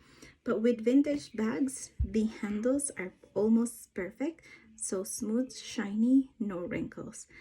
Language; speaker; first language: English; non-native, fluent; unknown